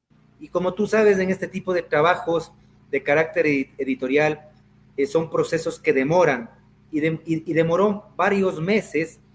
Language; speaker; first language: Spanish; native; Spanish